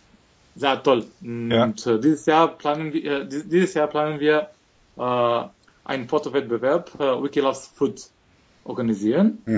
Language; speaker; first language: German; non-native, fluent; Macedonian